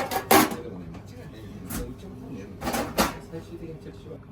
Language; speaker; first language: Japanese; native; Japanese